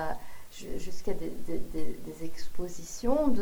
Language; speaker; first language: French; native; French